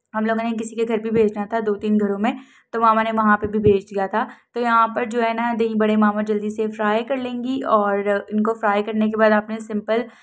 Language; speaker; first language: Urdu; native; Urdu